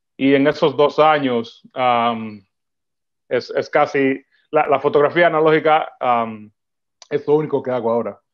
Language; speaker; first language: Spanish; early bilingual, heritage; Spanish